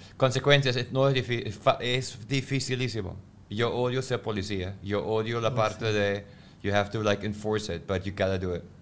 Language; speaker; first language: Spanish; non-native, fluent; German